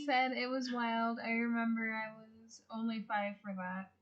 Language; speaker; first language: English; native; English